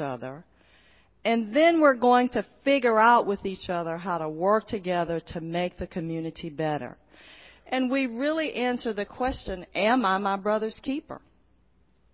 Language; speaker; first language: English; native; English